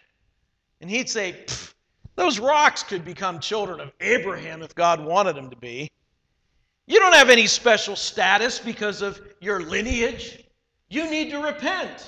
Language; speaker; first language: English; native; English